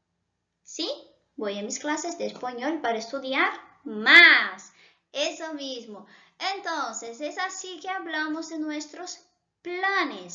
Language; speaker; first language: Spanish; non-native, fluent; Portuguese